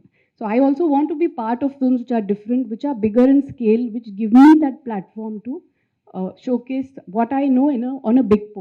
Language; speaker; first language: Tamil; non-native, fluent; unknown